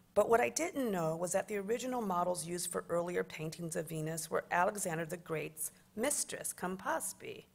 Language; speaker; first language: English; native; English